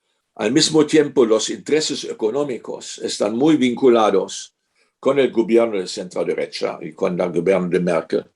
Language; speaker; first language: Spanish; non-native, fluent; German